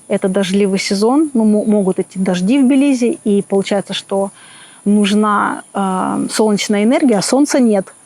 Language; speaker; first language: Russian; native; Russian